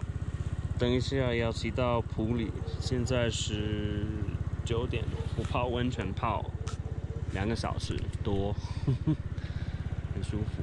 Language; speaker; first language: Chinese; non-native, fluent; English